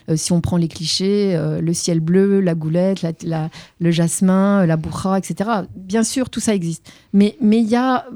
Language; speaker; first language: French; native; French